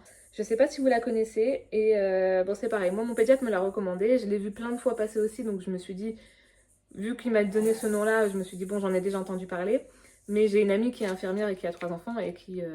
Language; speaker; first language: French; native; French